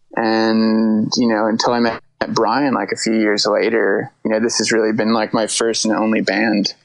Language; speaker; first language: English; native; English